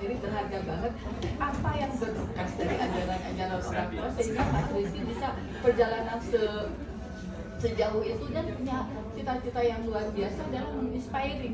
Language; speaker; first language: Indonesian; native; Indonesian